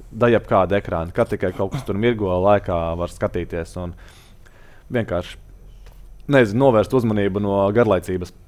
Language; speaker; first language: Latvian; native; Latvian